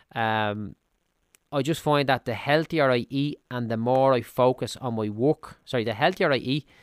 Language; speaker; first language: English; native; English